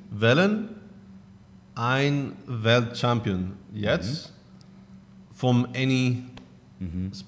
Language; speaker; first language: German; non-native, learner; Spanish